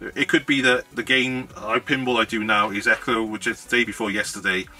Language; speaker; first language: English; native; English